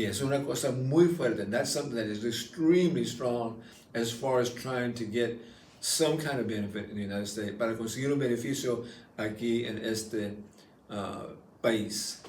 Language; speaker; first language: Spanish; early bilingual, heritage; Spanish